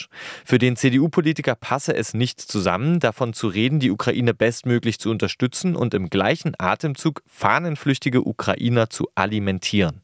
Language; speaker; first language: German; native; German